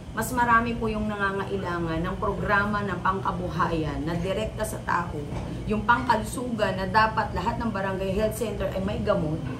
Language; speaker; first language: Filipino; native; Filipino